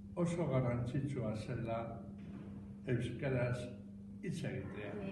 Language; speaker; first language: Basque; non-native, local second language; Spanish